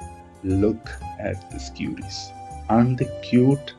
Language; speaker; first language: English; non-native, local second language; Bangla